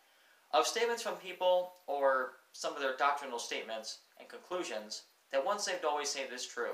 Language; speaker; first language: English; native; English